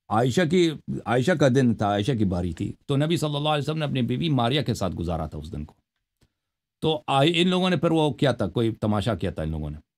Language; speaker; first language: Urdu; non-native, local second language; Punjabi